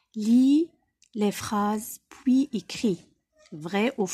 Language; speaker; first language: French; non-native, local second language; Arabic